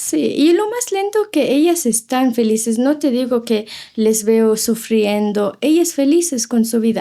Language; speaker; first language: Spanish; non-native, fluent; Arabic